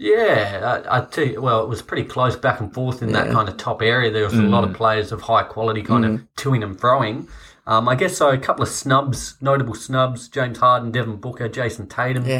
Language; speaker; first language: English; native; English